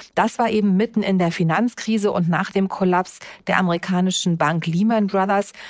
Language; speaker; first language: German; native; German